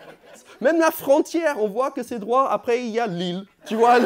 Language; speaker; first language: French; non-native, fluent; English